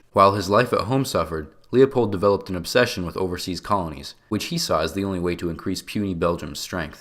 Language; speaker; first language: English; native; English